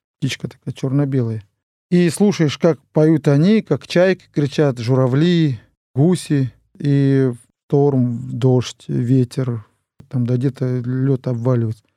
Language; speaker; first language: Russian; non-native, local second language; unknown